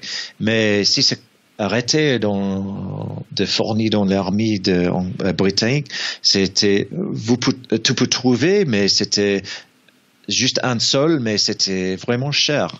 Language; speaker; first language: French; non-native, learner; English